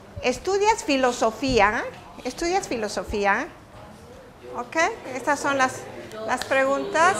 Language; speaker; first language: Spanish; native; Spanish